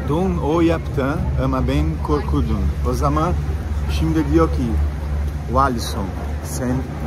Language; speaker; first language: Turkish; non-native, learner; Portuguese